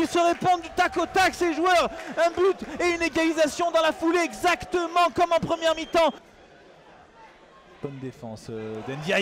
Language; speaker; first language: French; native; French